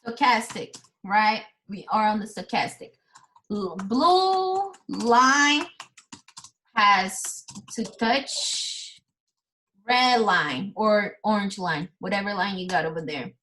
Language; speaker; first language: English; non-native, fluent; Portuguese